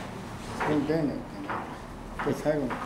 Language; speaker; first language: Japanese; native; Japanese